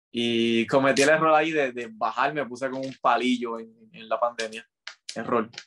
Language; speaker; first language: Spanish; native; Spanish